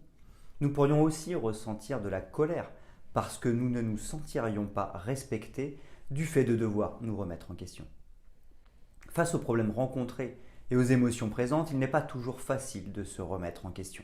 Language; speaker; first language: French; native; French